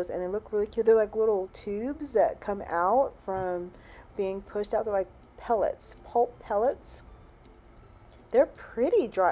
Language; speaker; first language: English; native; English